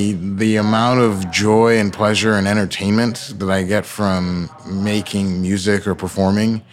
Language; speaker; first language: English; early bilingual, other home language; Yoruba